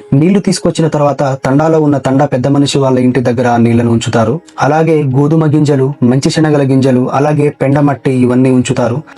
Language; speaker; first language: Telugu; non-native, local second language; Lambadi